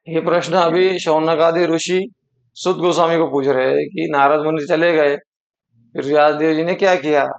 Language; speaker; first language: Hindi; non-native, local second language; Marathi